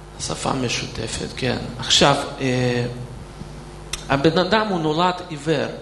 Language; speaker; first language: Hebrew; non-native, fluent; Russian